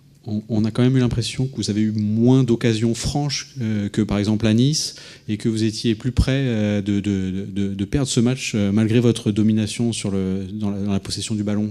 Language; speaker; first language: French; native; French